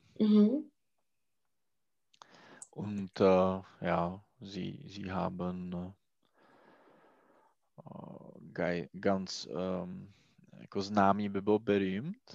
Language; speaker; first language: German; non-native, learner; Czech